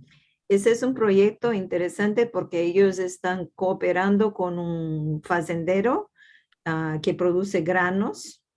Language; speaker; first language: Spanish; non-native, fluent; Portuguese